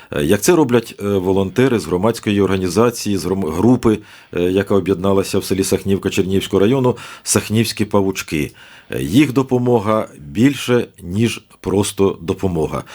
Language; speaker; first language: Ukrainian; native; Ukrainian